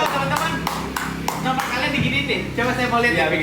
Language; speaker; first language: Indonesian; native; Indonesian